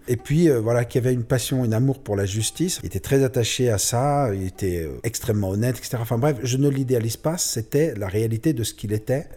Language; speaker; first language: French; native; French